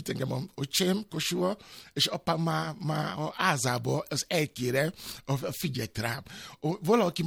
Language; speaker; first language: Hungarian; non-native, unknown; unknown